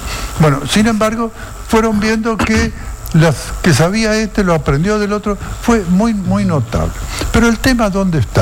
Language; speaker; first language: Spanish; native; Spanish